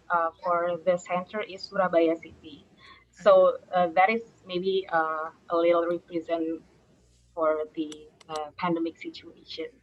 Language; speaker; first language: English; non-native, fluent; Indonesian